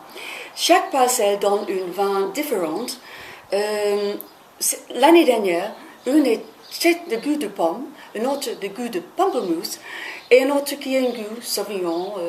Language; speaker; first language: French; non-native, fluent; English